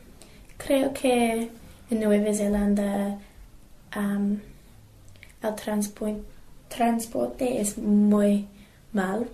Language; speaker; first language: Spanish; non-native, learner; English